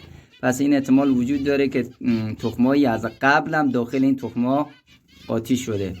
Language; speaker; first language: Persian; native; Persian